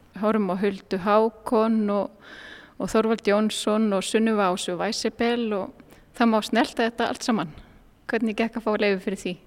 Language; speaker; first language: Icelandic; native; Icelandic